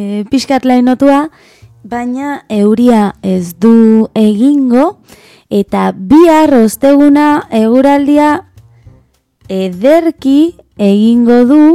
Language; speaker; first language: Basque; non-native, learner; Spanish